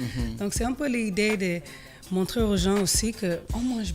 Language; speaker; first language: French; early bilingual, heritage; French